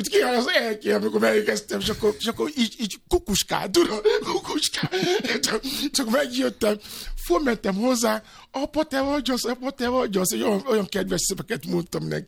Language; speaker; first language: Hungarian; non-native, fluent; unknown